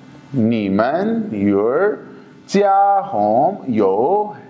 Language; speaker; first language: Chinese; non-native, fluent; Urdu